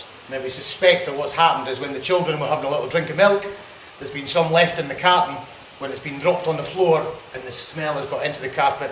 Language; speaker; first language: English; native; English